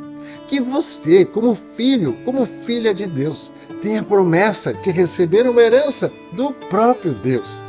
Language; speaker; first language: Portuguese; native; Portuguese